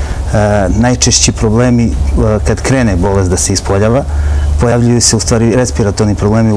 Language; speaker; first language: Serbian; native; Serbian